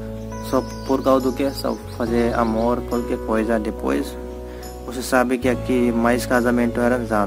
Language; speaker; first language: Portuguese; non-native, learner; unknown